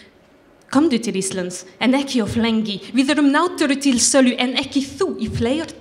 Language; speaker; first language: Icelandic; non-native, learner; French